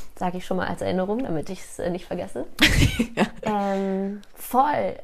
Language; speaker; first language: German; native; German